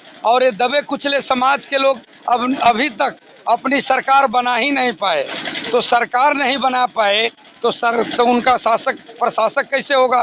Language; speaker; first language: Hindi; native; Hindi